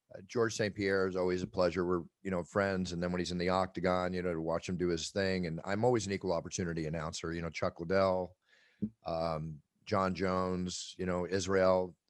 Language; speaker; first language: English; native; English